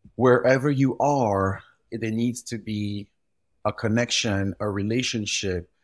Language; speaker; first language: English; early bilingual, other home language; French